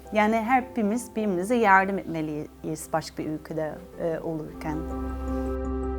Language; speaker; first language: Turkish; non-native, learner; Dutch